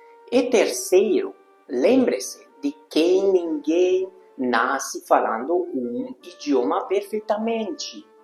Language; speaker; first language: Portuguese; non-native, fluent; Hungarian